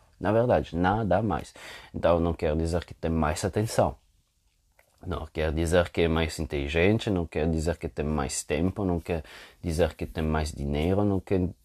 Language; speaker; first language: Portuguese; non-native, fluent; Italian